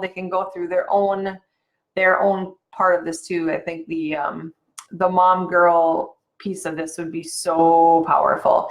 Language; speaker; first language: English; native; English